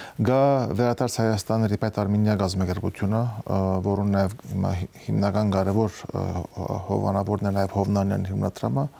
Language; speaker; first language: Armenian; early bilingual, heritage; Armenian